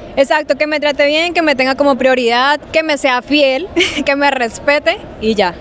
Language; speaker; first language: Spanish; native; Spanish